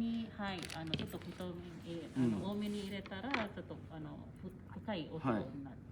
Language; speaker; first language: Japanese; non-native, fluent; Indonesian